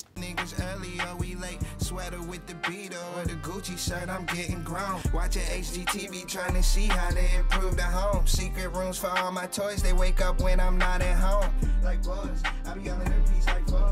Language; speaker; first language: English; native; English